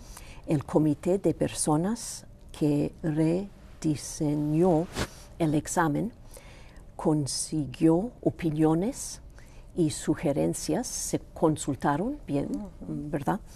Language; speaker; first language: Spanish; non-native, local second language; Greek